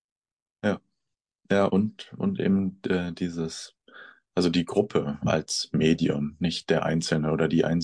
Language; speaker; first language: German; native; German